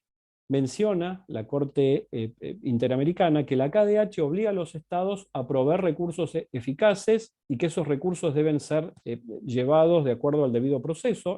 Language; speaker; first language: Spanish; native; Spanish